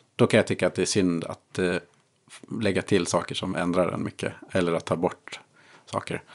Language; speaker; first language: Swedish; native; Swedish